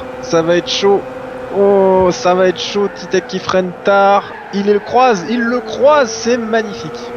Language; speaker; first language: French; native; French